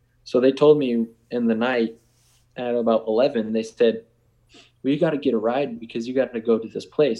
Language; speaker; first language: English; native; English